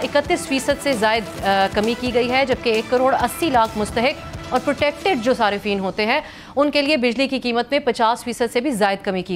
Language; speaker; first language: Urdu; native; Urdu